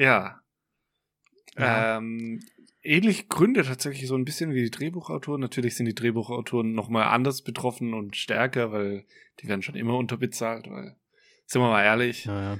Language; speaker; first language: German; native; German